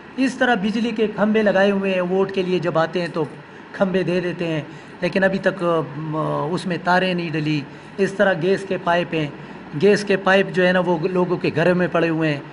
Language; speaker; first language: Urdu; non-native, local second language; Pashto